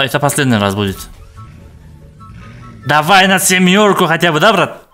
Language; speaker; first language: Russian; non-native, local second language; Uzbek